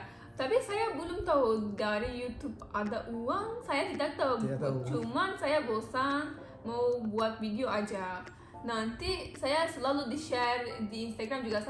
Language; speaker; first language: Indonesian; non-native, learner; Turkish